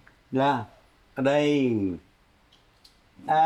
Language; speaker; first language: Vietnamese; non-native, fluent; French